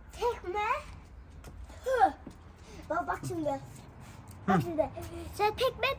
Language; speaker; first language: Turkish; early bilingual, heritage; Turkish